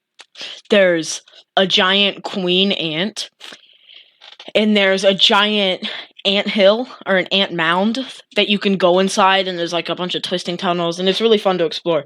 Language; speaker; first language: English; native; English